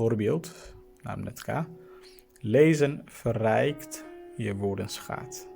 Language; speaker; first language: Dutch; non-native, fluent; Tigrinya